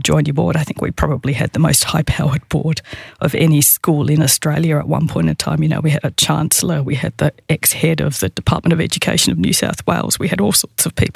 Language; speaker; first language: English; native; English